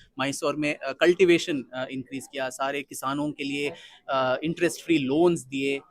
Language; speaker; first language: Hindi; non-native, local second language; Kannada